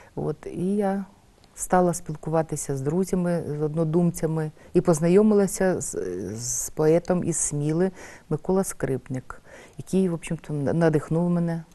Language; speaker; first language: Ukrainian; native; Ukrainian